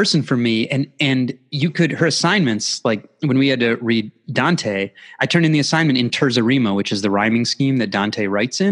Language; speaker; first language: English; native; English